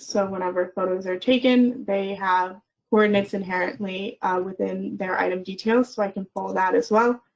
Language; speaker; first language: English; native; English